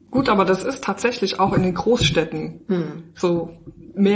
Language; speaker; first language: German; native; German